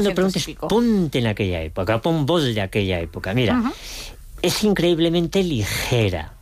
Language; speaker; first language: Spanish; native; Spanish